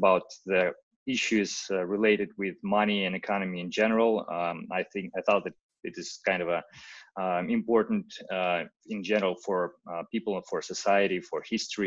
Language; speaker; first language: English; non-native, fluent; Russian